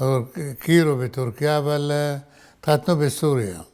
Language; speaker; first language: Hebrew; non-native, fluent; Arabic